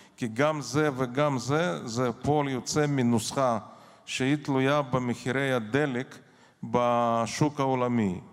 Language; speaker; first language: Hebrew; non-native, fluent; Russian